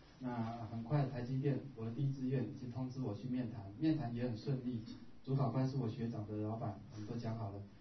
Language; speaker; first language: Chinese; native; Chinese